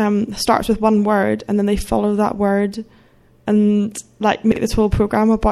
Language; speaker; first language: English; native; English